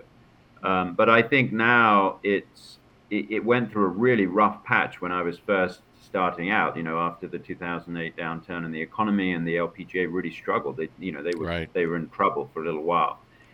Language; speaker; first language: English; native; English